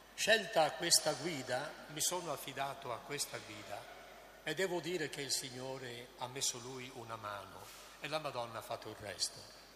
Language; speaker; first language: Italian; native; Italian